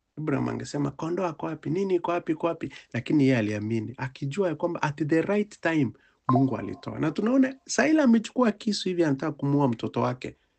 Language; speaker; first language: Swahili; native; Swahili